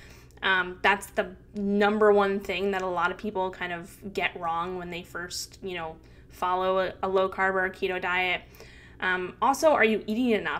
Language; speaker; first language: English; native; English